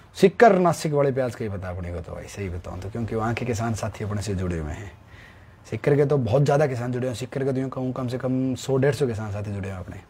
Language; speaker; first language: Hindi; native; Hindi